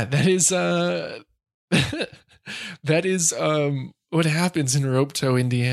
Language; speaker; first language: English; native; English